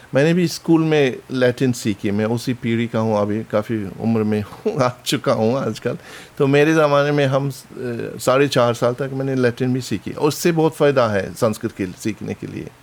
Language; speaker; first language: Hindi; non-native, fluent; German